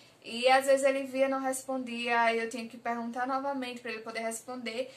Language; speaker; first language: Portuguese; native; Portuguese